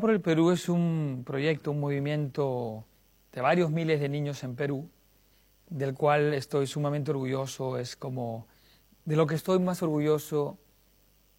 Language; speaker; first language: Spanish; native; Spanish